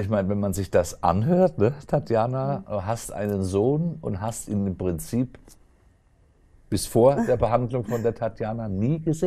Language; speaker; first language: German; native; German